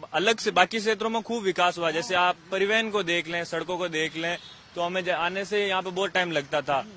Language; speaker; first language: Hindi; native; Hindi